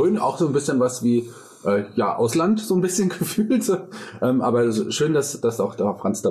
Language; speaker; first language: German; native; German